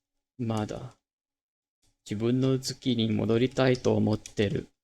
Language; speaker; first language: Japanese; non-native, learner; English